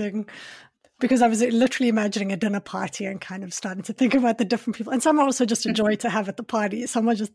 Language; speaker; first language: English; native; English